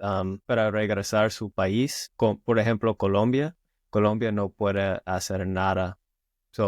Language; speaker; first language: Spanish; non-native, learner; English